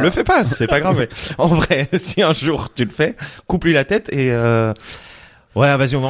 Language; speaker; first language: French; native; French